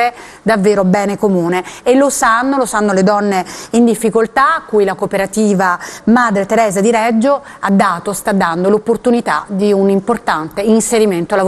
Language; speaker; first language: Italian; native; Italian